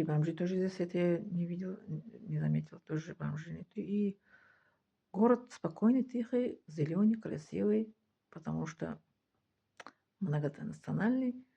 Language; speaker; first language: Russian; non-native, fluent; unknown